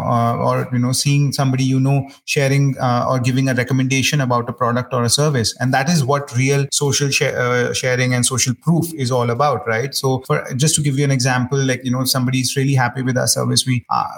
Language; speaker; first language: English; non-native, local second language; Hindi